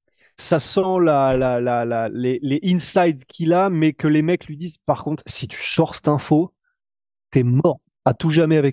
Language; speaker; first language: French; native; French